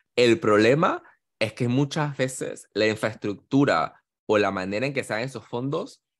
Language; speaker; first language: Spanish; native; Spanish